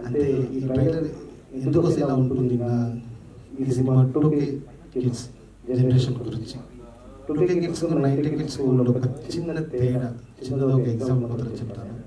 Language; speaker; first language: Telugu; non-native, learner; Tamil